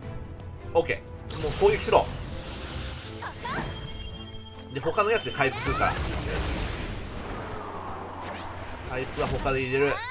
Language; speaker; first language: Japanese; native; Japanese